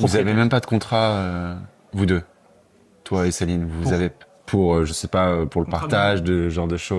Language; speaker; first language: French; native; French